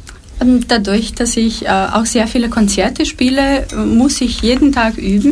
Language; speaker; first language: German; non-native, fluent; Romanian